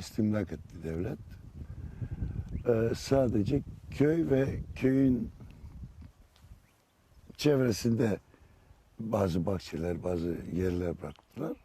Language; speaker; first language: Turkish; non-native, local second language; Greek